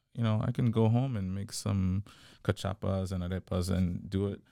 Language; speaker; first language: English; native; English